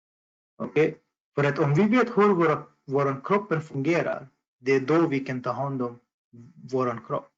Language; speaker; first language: Swedish; non-native, fluent; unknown